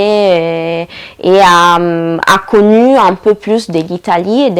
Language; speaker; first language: French; non-native, fluent; Italian